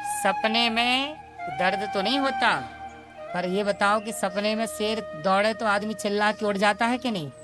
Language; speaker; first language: Hindi; native; Hindi